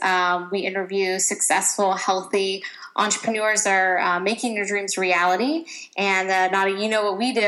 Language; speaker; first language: English; native; English